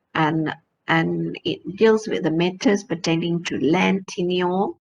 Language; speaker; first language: English; non-native, local second language; Malay